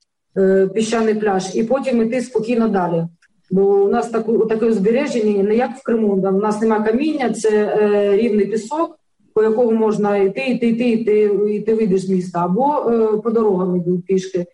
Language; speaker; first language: Ukrainian; native; Ukrainian